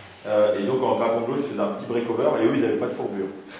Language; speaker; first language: French; native; French